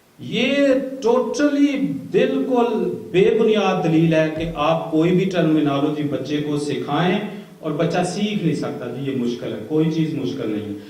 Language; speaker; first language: Urdu; non-native, local second language; Punjabi